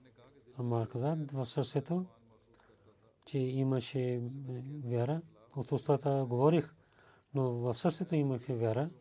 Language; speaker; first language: Bulgarian; non-native, learner; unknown